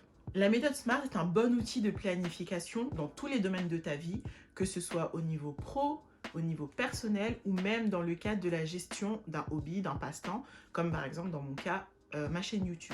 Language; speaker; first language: French; native; French